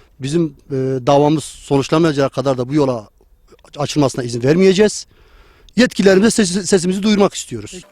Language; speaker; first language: Turkish; non-native, local second language; Kurdish